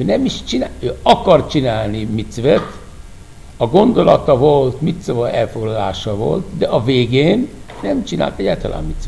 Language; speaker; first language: Hungarian; non-native, fluent; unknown